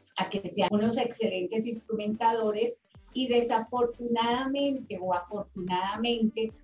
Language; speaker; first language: Spanish; native; Spanish